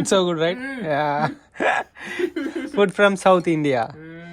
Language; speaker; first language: English; non-native, local second language; Telugu